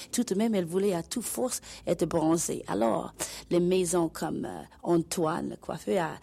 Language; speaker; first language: French; non-native, fluent; English